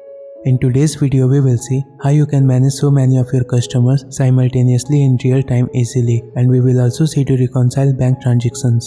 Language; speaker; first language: English; non-native, local second language; Hindi